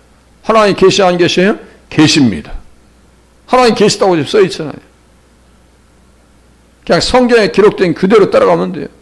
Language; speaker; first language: Korean; native; Korean